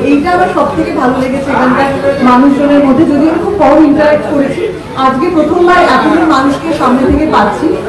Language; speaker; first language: Bangla; native; Bangla